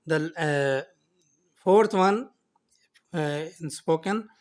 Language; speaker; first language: English; non-native, local second language; Urdu